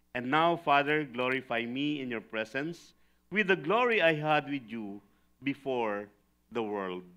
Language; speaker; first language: English; non-native, local second language; Filipino